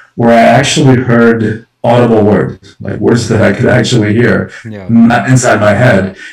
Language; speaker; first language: English; early bilingual, other home language; Spanish